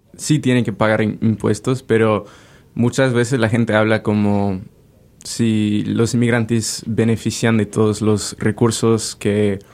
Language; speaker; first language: Spanish; non-native, fluent; English